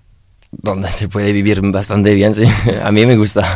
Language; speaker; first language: Spanish; non-native, learner; French